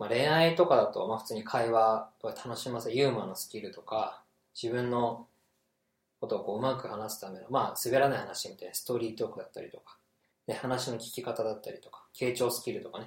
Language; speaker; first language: Japanese; native; Japanese